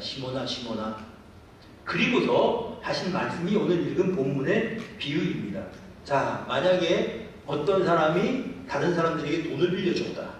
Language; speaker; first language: Korean; native; Korean